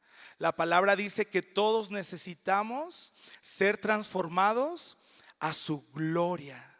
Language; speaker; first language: Spanish; native; Spanish